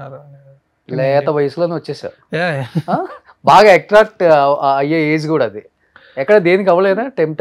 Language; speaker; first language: Telugu; native; Telugu